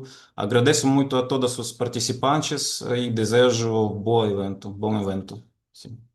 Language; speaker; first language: Portuguese; non-native, fluent; Ukrainian